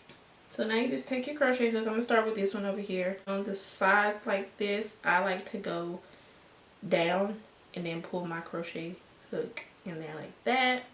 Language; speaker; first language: English; native; English